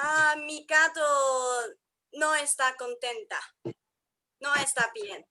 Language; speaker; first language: Spanish; non-native, learner; English